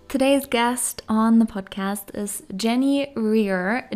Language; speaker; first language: English; non-native, fluent; German